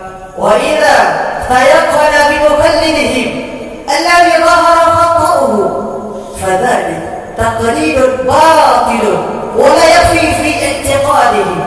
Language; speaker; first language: Arabic; non-native, learner; Achinese